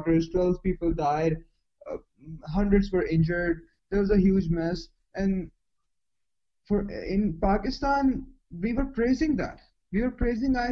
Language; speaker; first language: English; non-native, local second language; Urdu